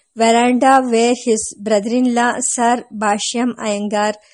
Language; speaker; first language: English; non-native, local second language; Kannada